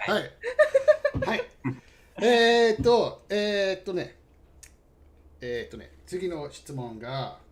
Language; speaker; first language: Japanese; non-native, fluent; English